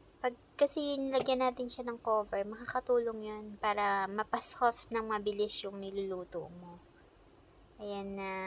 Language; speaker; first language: Filipino; native; Filipino